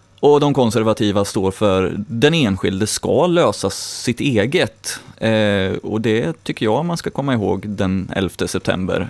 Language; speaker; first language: Swedish; native; Swedish